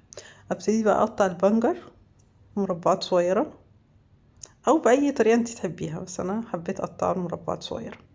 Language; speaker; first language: Arabic; native; Arabic